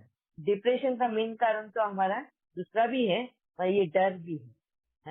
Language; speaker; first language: Hindi; native; Hindi